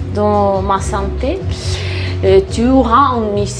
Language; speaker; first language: French; non-native, fluent; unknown